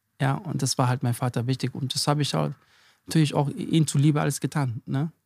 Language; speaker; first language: German; early bilingual, other home language; Akan